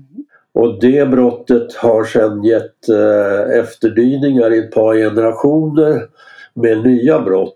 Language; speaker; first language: Swedish; native; Swedish